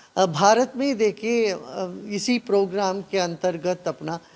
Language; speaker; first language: Hindi; non-native, local second language; Kannada